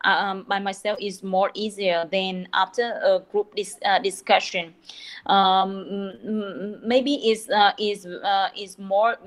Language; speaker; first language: English; non-native, learner; Vietnamese